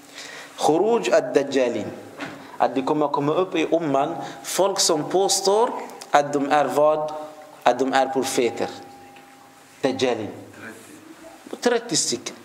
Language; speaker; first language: Swedish; non-native, fluent; Arabic